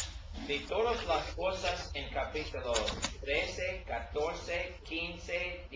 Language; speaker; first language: Spanish; non-native, learner; English